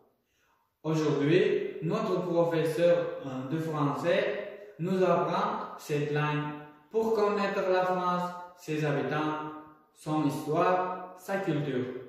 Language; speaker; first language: French; non-native, learner; Uzbek